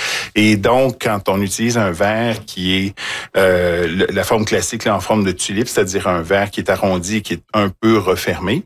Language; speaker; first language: French; native; French